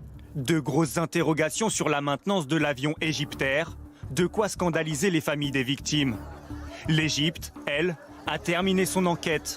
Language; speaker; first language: French; native; French